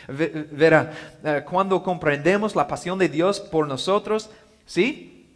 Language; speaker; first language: Spanish; non-native, learner; English